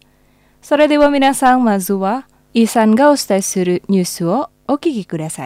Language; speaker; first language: Japanese; non-native, fluent; Indonesian